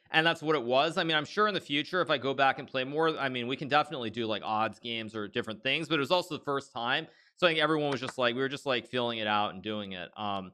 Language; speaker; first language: English; native; English